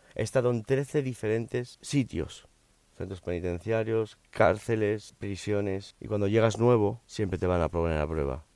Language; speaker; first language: Spanish; early bilingual, heritage; Spanish